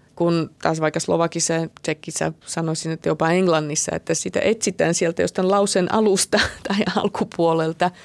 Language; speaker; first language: Finnish; non-native, fluent; Slovak